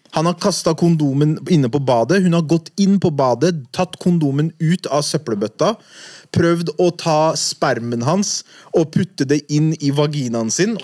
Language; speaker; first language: Norwegian; early bilingual, other home language; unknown